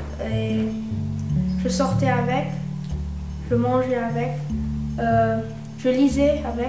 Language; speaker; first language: French; early bilingual, heritage; French